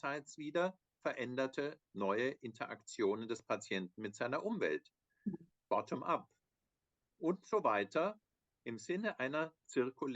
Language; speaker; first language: German; native; German